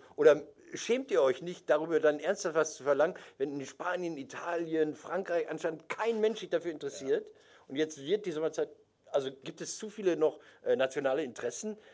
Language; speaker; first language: German; native; German